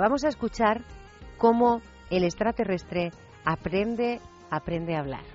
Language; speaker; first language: Spanish; native; Spanish